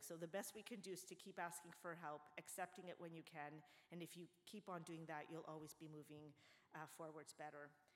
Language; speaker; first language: English; native; English